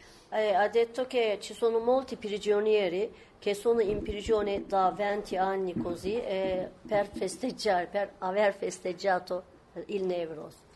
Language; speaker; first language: Italian; non-native, learner; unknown